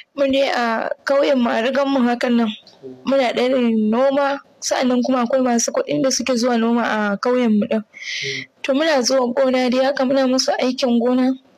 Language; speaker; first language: Hausa; non-native, local second language; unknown